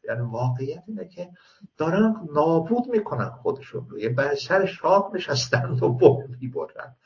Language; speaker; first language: Persian; native; Persian